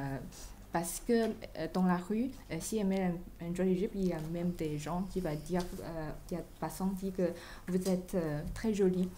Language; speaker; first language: French; non-native, fluent; Chinese